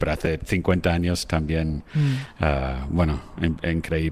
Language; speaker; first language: Spanish; non-native, fluent; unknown